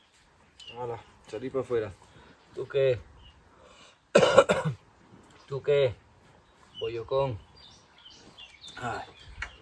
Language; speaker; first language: Spanish; native; Spanish